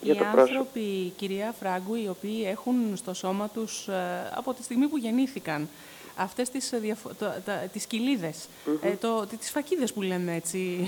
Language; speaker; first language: Greek; native; Greek